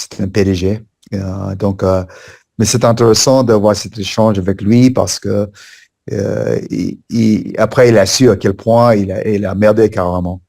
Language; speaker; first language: French; non-native, fluent; English